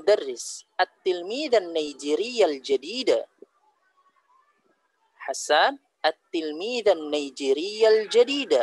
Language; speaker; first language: Arabic; non-native, fluent; Indonesian